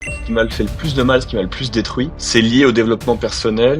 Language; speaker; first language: French; native; French